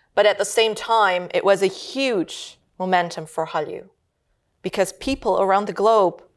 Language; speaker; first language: English; early bilingual, heritage; German